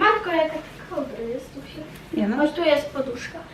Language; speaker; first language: Polish; native; Polish